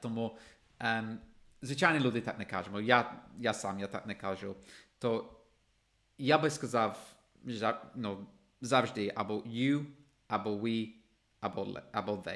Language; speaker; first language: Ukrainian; non-native, fluent; English